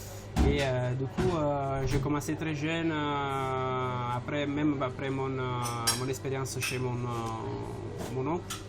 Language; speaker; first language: French; non-native, fluent; Italian